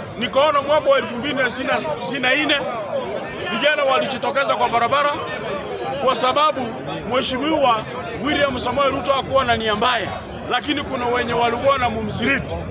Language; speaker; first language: Swahili; non-native, local second language; Gusii